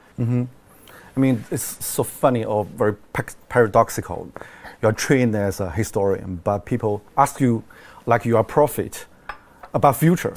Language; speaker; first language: English; non-native, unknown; Chinese